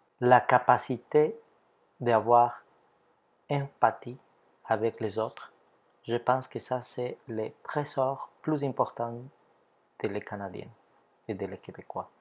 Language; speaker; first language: French; non-native, fluent; Spanish